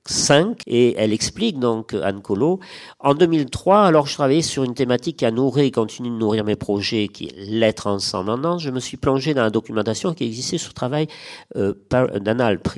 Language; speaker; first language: French; native; French